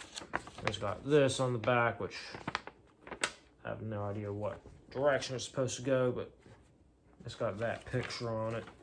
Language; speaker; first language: English; native; English